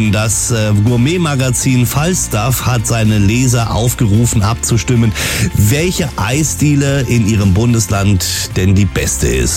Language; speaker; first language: German; native; German